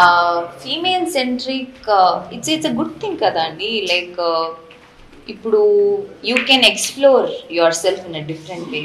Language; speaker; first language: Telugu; non-native, fluent; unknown